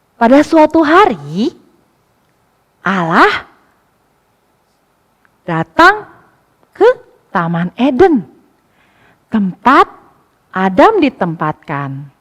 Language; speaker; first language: Indonesian; native; Indonesian